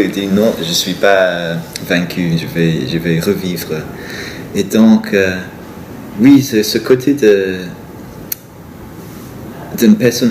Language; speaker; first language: French; non-native, fluent; English